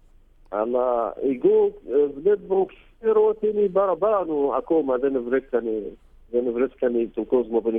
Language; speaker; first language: Greek; non-native, learner; Arabic